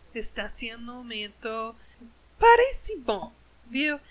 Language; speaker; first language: Portuguese; non-native, learner; English